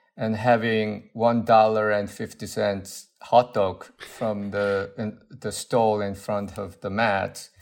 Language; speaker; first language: English; non-native, fluent; Korean